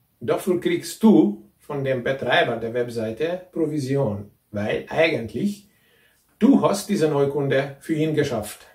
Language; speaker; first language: German; non-native, fluent; Hungarian